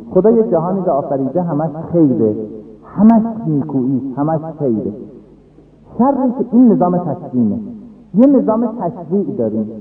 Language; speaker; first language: Persian; non-native, local second language; Azerbaijani